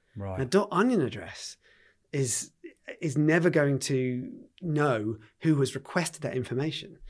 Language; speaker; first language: English; native; English